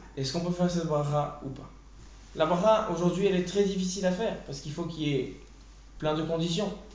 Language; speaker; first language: French; native; French